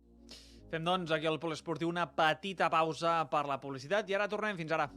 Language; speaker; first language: Catalan; native; Catalan